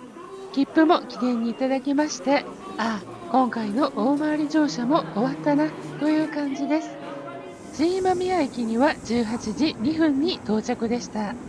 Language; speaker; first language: Japanese; native; Japanese